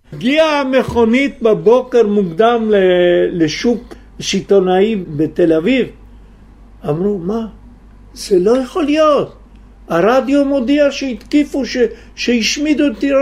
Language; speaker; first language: Hebrew; non-native, fluent; Italian